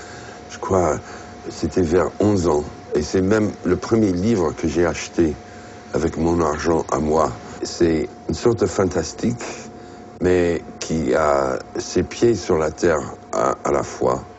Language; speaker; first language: French; non-native, fluent; English